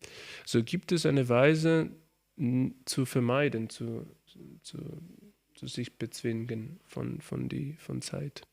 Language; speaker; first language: German; non-native, learner; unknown